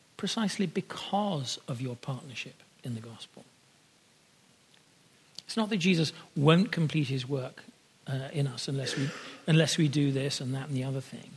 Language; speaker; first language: English; native; English